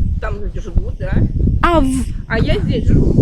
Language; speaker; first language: Russian; native; Russian